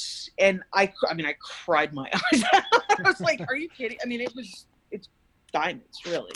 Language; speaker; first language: English; native; English